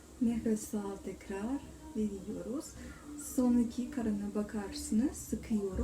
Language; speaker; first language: Turkish; non-native, learner; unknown